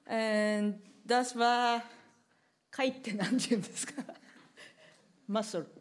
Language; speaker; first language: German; non-native, learner; Japanese